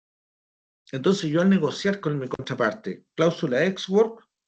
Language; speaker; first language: Spanish; native; Spanish